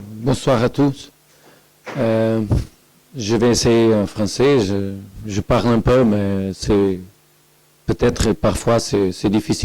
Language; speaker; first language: French; non-native, learner; Portuguese